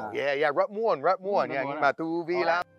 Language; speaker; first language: Vietnamese; non-native, fluent; English